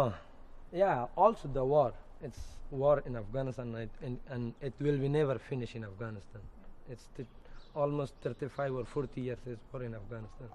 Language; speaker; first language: English; non-native, learner; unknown